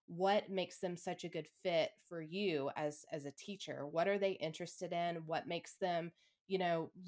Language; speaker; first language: English; native; English